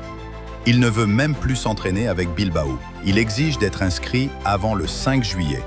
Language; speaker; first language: French; native; French